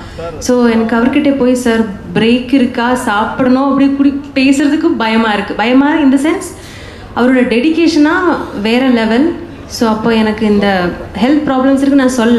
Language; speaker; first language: Tamil; non-native, learner; Malayalam